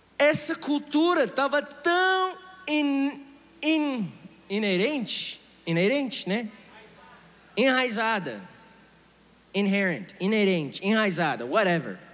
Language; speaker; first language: Portuguese; non-native, fluent; English